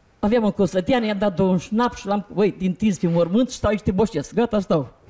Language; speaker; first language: Romanian; native; Romanian